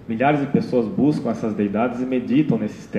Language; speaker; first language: Portuguese; native; Portuguese